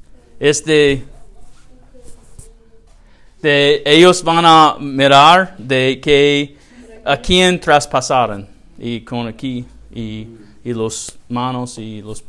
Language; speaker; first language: Spanish; non-native, learner; English